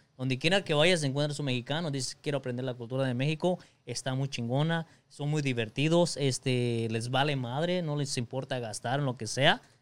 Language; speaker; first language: Spanish; early bilingual, other home language; English